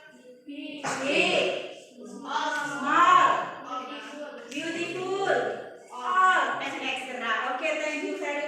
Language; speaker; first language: English; non-native, learner; Indonesian